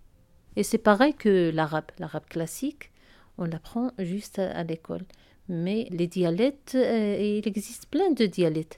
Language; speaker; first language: French; non-native, learner; Arabic